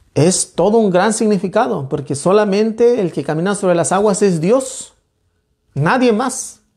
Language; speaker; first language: Spanish; native; Spanish